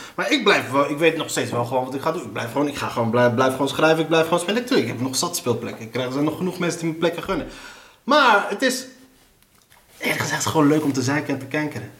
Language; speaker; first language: Dutch; early bilingual, other home language; Riffian